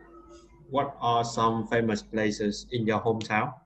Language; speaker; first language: English; non-native, learner; Vietnamese